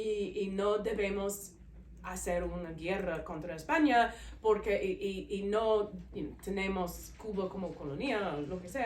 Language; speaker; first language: Spanish; non-native, learner; English